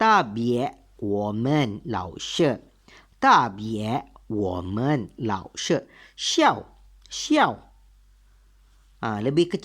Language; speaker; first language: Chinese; non-native, learner; Malay